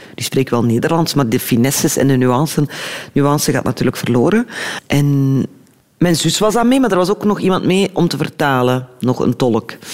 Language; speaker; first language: Dutch; early bilingual, other home language; Turkish